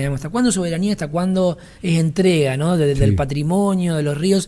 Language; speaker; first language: Spanish; native; Spanish